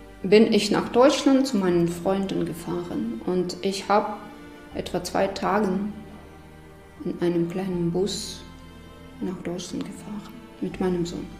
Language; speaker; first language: German; non-native, fluent; Ukrainian